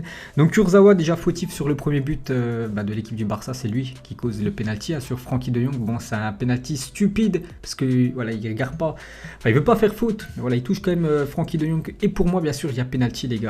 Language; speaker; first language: French; native; French